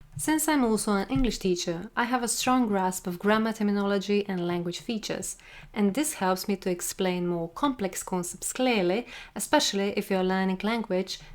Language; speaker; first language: English; non-native, fluent; Slovenian